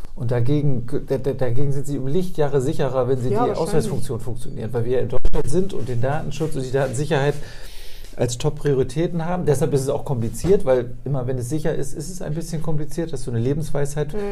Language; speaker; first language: German; native; German